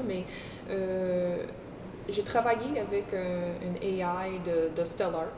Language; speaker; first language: French; non-native, local second language; English